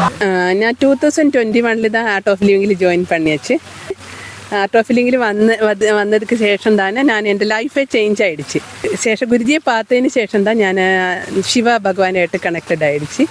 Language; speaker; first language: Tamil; non-native, learner; Malayalam